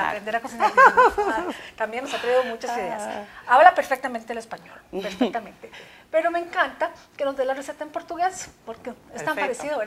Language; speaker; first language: Spanish; native; Spanish